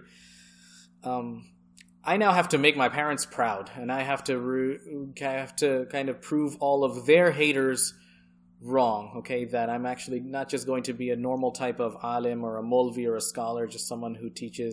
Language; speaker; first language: English; early bilingual, other home language; Bangla